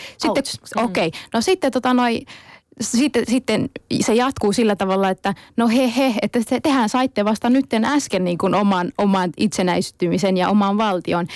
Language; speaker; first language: Finnish; early bilingual, other home language; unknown